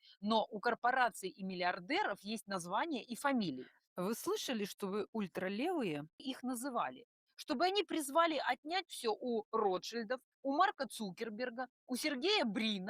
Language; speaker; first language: Russian; native; Russian